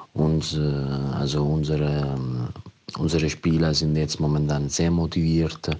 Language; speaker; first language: German; non-native, fluent; Italian